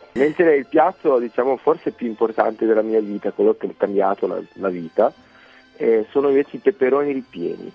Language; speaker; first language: Italian; early bilingual, other home language; Serbian